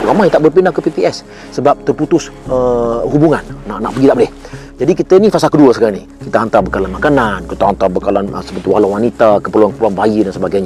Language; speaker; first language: Malay; native; Malay